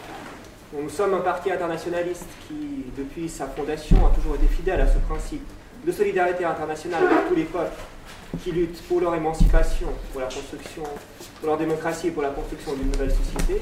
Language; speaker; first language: French; native; French